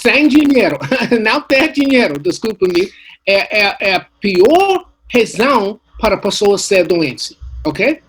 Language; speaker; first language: Portuguese; non-native, learner; English